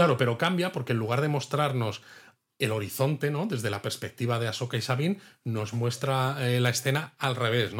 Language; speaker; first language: Spanish; native; Spanish